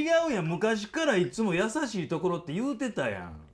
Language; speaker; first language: Japanese; native; Japanese